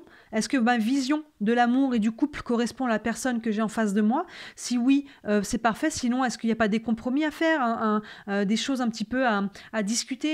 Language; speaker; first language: French; native; French